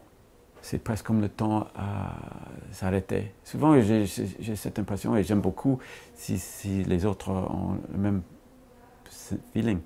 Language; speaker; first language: French; non-native, fluent; English